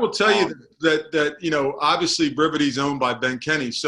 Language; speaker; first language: English; native; English